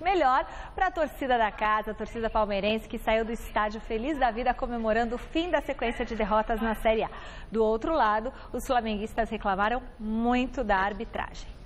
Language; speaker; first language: Portuguese; native; Portuguese